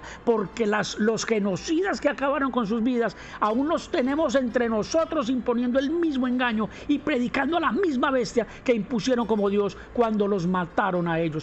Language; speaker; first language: Spanish; native; Spanish